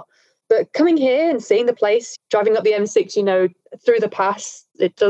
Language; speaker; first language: English; native; English